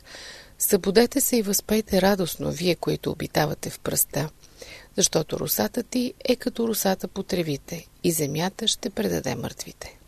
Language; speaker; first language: Bulgarian; native; Bulgarian